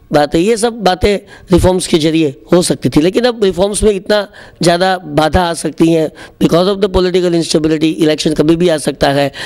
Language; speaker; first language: Hindi; non-native, local second language; Gujarati